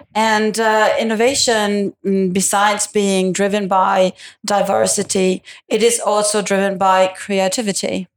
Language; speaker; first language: English; non-native, fluent; Italian